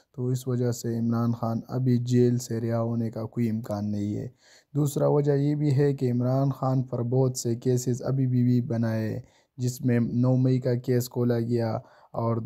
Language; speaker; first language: Urdu; non-native, local second language; Pashto